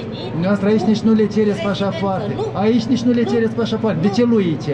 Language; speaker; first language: Romanian; native; Romanian